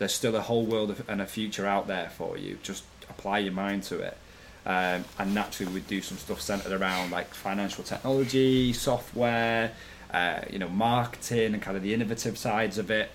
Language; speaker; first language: English; native; English